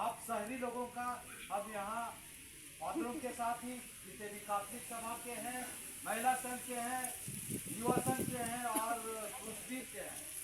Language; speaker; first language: Hindi; native; Hindi